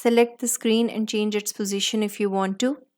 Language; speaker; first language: English; non-native, local second language; Hindi